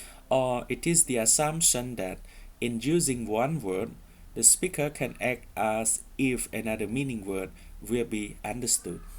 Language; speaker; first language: English; non-native, fluent; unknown